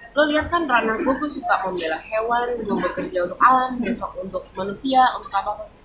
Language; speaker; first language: Indonesian; early bilingual, other home language; German